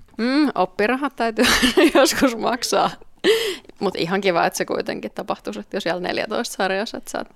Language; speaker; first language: Finnish; native; Finnish